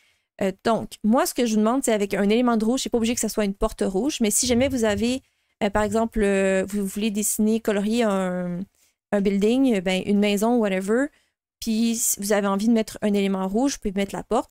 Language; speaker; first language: French; native; French